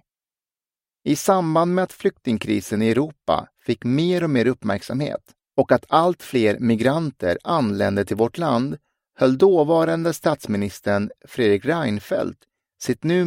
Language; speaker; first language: Swedish; early bilingual, other home language; Persian